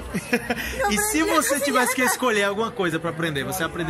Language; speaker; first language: Portuguese; native; Portuguese